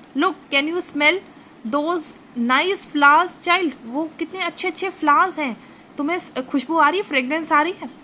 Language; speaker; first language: Hindi; native; Hindi